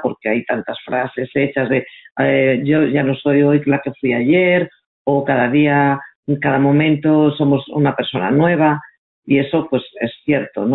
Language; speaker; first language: Spanish; native; Spanish